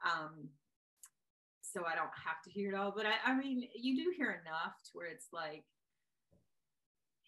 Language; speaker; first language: English; native; English